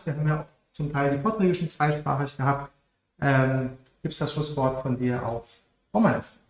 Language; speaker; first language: German; native; German